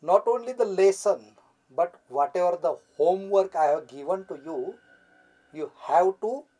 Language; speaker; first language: English; non-native, local second language; Marathi